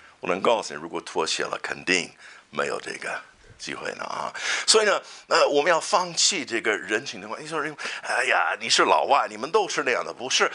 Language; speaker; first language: Chinese; non-native, fluent; English